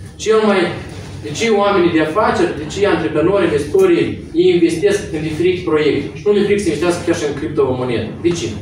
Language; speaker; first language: Romanian; non-native, local second language; Russian